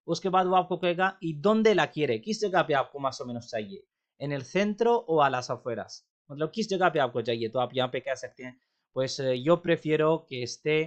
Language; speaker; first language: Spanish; non-native, fluent; Urdu